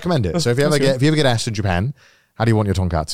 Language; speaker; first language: English; native; English